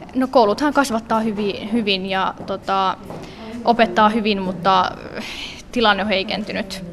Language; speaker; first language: Finnish; early bilingual, other home language; Somali